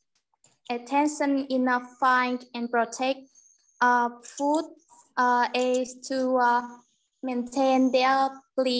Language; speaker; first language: English; non-native, learner; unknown